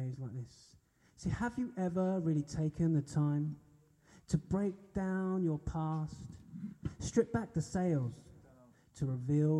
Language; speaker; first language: English; native; English